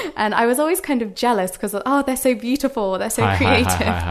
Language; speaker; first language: English; native; English